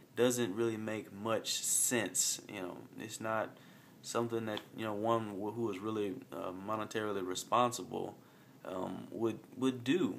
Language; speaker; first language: English; native; English